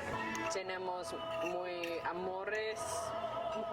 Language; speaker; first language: Spanish; non-native, learner; English